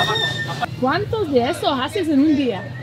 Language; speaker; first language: Spanish; non-native, learner; English